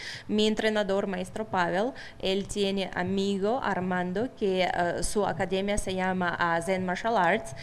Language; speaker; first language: Spanish; non-native, fluent; Russian